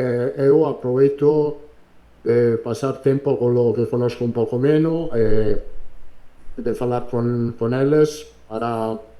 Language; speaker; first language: Portuguese; non-native, learner; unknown